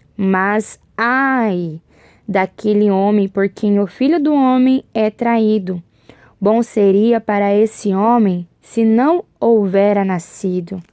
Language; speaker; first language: Portuguese; native; Portuguese